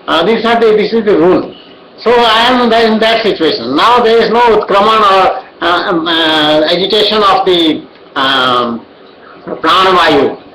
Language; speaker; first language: English; non-native, local second language; Odia